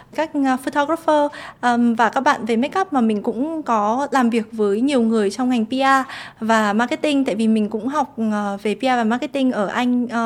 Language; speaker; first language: Vietnamese; early bilingual, heritage; Vietnamese